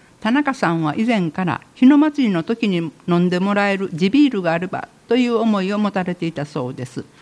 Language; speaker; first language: Japanese; native; Japanese